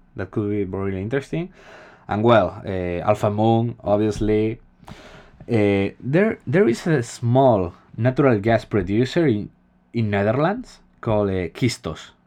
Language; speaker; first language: English; non-native, fluent; Spanish